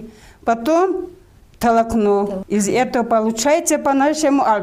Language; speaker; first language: Russian; non-native, local second language; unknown